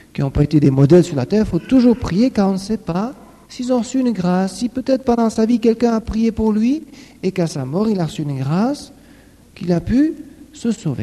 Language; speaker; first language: French; native; French